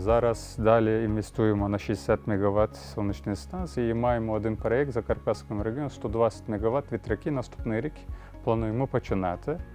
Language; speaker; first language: Ukrainian; non-native, learner; Turkish